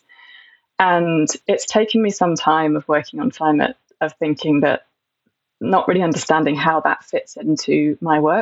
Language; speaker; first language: English; native; English